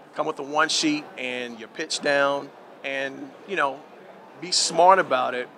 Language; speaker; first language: English; native; English